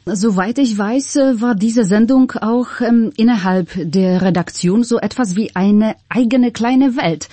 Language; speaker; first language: German; non-native, fluent; Polish